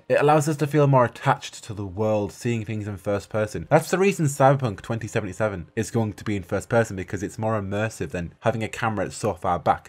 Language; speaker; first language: English; native; English